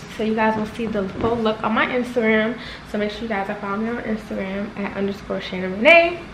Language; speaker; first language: English; native; English